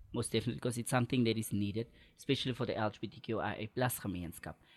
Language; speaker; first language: English; non-native, local second language; Afrikaans